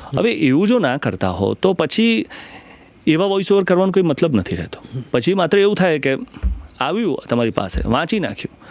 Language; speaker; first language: Gujarati; non-native, local second language; Marathi